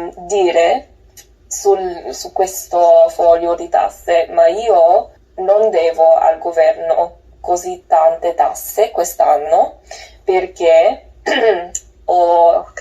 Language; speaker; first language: Italian; non-native, learner; English